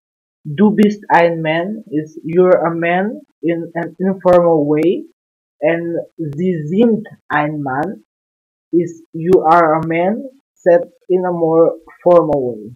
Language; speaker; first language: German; non-native, learner; English